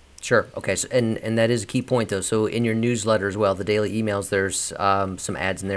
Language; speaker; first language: English; native; English